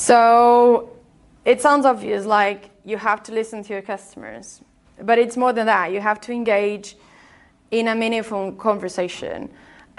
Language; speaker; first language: English; non-native, fluent; Portuguese